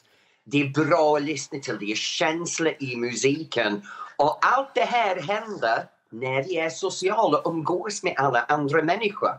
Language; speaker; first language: Swedish; non-native, fluent; English